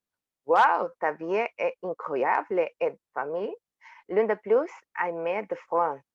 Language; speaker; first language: French; non-native, learner; Spanish